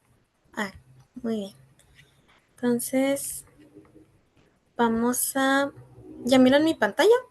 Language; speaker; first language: Spanish; native; Spanish